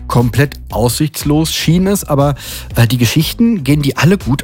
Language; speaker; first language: German; native; German